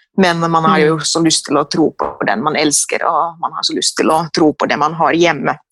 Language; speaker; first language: Norwegian; non-native, fluent; Finnish